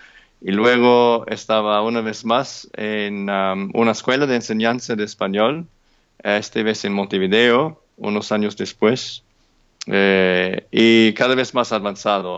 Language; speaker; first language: Spanish; non-native, fluent; English